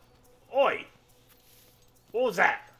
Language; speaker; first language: English; native; English